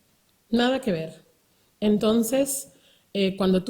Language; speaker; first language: Spanish; native; Spanish